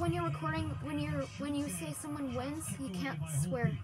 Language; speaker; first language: English; native; English